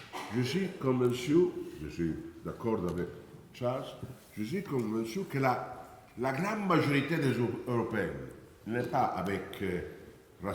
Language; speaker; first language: French; non-native, fluent; Italian